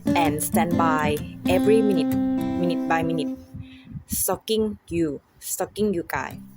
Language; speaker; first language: English; non-native, learner; Thai